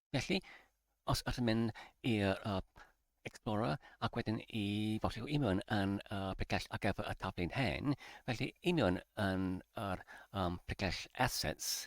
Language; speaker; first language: Welsh; non-native, learner; English